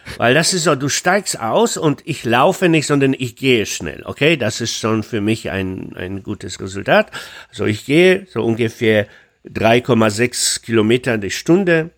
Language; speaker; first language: German; non-native, fluent; Polish